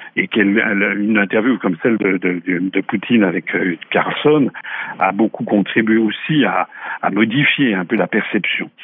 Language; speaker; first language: French; native; French